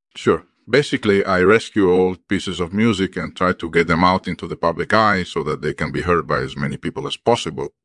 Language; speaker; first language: English; early bilingual, other home language; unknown